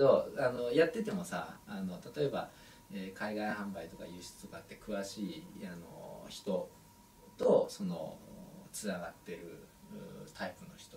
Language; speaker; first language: Japanese; native; Japanese